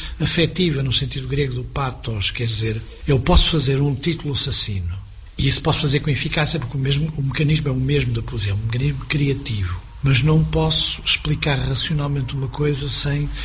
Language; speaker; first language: Portuguese; native; Portuguese